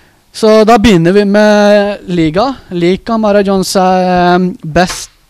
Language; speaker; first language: Norwegian; early bilingual, other home language; Urdu